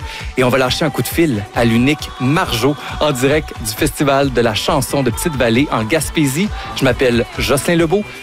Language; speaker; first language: French; native; French